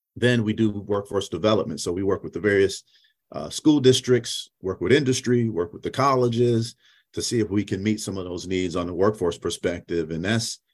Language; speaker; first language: English; native; English